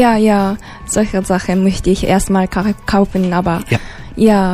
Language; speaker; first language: German; non-native, learner; Japanese